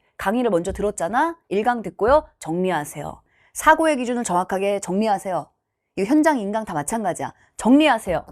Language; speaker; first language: Korean; native; Korean